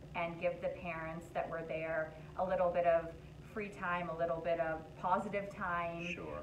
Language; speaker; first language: English; native; English